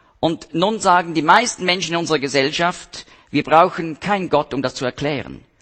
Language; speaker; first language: German; native; German